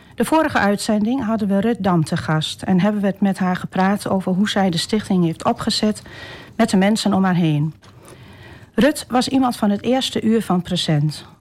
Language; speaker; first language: Dutch; native; Dutch